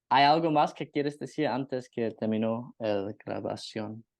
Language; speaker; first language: Spanish; non-native, learner; English